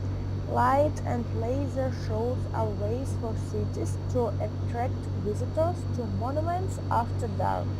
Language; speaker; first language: English; non-native, learner; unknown